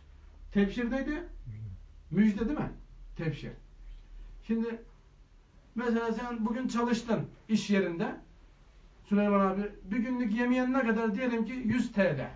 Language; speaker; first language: Turkish; native; Turkish